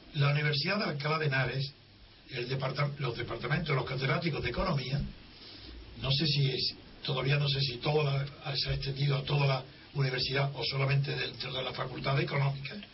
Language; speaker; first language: Spanish; native; Spanish